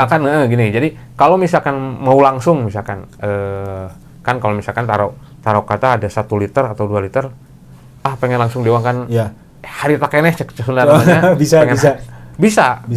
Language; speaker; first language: Indonesian; non-native, local second language; Sundanese